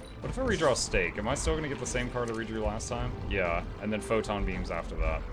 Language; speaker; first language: English; native; English